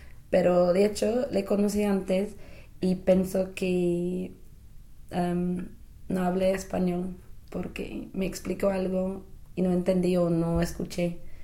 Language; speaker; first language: Spanish; non-native, fluent; English